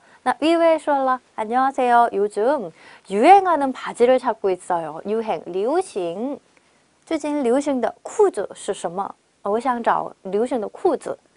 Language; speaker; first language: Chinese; non-native, fluent; Korean